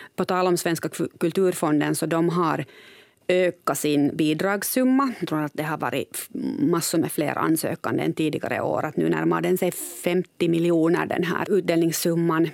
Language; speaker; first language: Swedish; native; Swedish